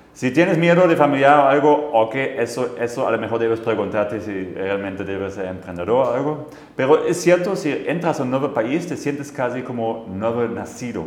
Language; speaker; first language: Spanish; non-native, fluent; German